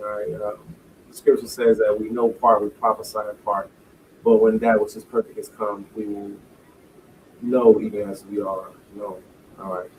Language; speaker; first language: English; native; English